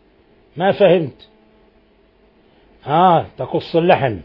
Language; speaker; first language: Arabic; native; Arabic